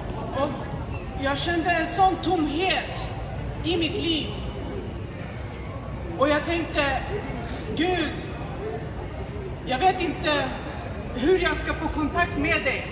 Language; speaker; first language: Swedish; non-native, fluent; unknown